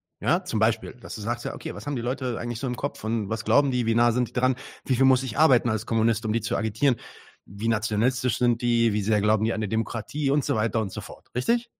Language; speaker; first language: German; native; German